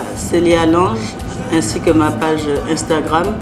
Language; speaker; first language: French; native; French